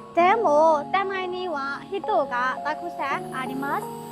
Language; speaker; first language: Japanese; non-native, learner; Burmese